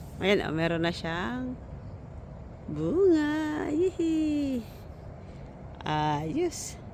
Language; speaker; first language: Filipino; native; Filipino